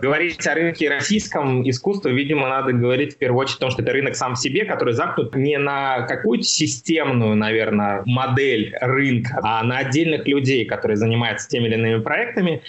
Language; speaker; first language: Russian; native; Russian